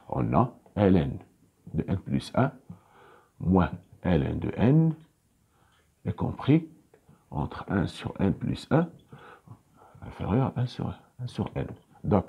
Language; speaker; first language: French; non-native, local second language; Arabic